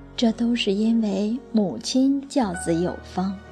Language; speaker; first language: Chinese; non-native, local second language; Cantonese